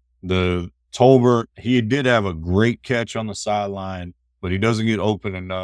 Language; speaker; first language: English; native; English